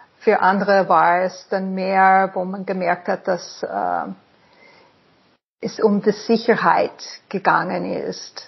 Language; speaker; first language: German; non-native, fluent; English